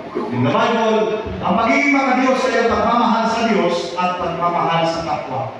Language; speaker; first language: Filipino; non-native, local second language; Cebuano